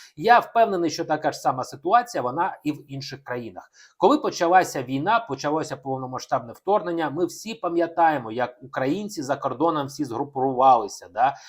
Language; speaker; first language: Ukrainian; non-native, local second language; Russian